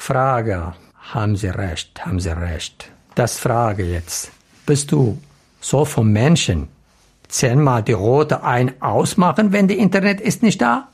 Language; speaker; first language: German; non-native, learner; Arabic